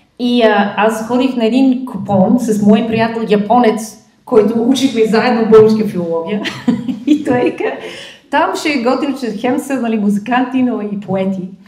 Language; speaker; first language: Bulgarian; non-native, fluent; English